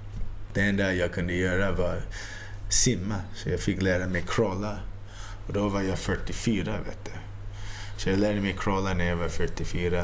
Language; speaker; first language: Swedish; early bilingual, heritage; Swedish